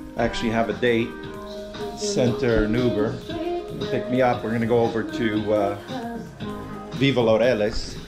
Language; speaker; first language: English; native; English